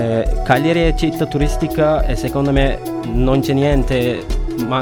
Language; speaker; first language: Italian; non-native, learner; Turkish